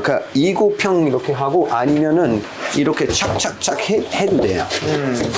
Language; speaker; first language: Korean; non-native, learner; French